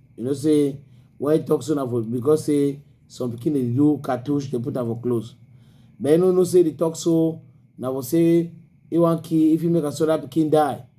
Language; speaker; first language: Nigerian Pidgin; native; Nigerian Pidgin